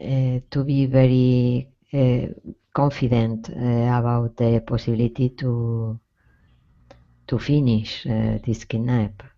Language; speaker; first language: English; non-native, learner; Spanish